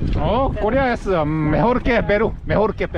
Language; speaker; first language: Spanish; non-native, learner; Korean